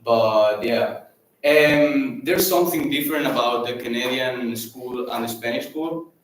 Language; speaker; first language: English; non-native, fluent; Catalan